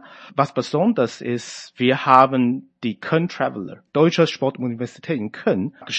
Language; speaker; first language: German; non-native, fluent; Chinese